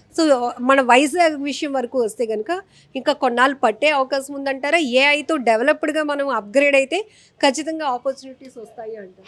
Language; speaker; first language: Telugu; native; Telugu